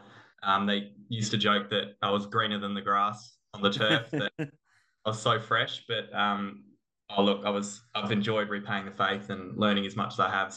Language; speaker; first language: English; native; English